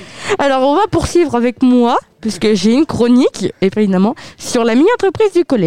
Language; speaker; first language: French; native; French